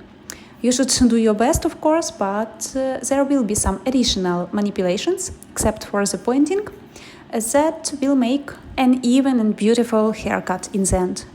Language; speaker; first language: English; non-native, fluent; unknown